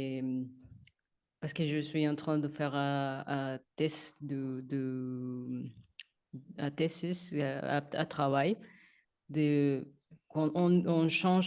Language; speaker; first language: French; non-native, learner; Spanish